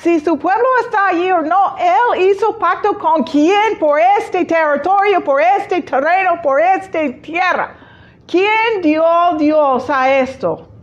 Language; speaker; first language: Spanish; non-native, fluent; English